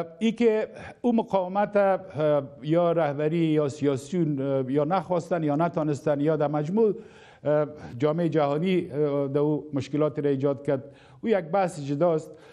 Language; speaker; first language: Persian; non-native, local second language; Pashto